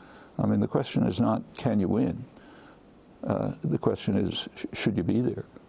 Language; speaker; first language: English; native; English